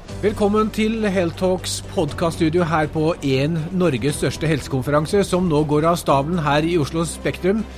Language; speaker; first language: Norwegian; native; Norwegian